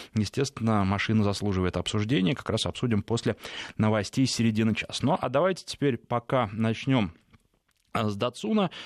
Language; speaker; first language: Russian; native; Russian